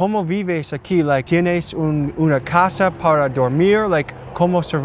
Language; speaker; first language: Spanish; non-native, learner; English